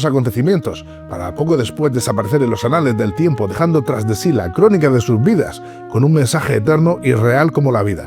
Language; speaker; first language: Spanish; native; Spanish